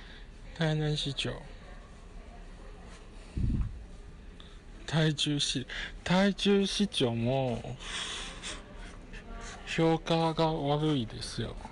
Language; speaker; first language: Japanese; non-native, fluent; Chinese